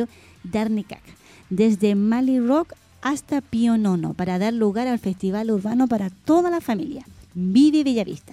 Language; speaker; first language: Spanish; native; Spanish